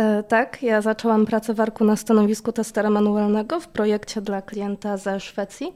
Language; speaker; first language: Polish; native; Polish